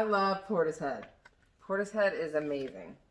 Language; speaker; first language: English; native; English